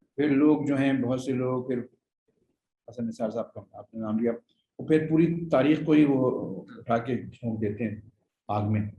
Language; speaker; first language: Urdu; native; Urdu